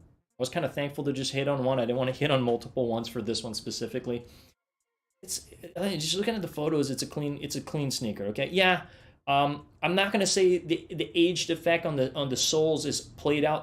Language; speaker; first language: English; native; English